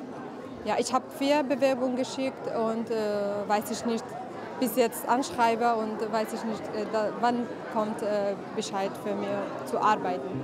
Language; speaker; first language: German; non-native, learner; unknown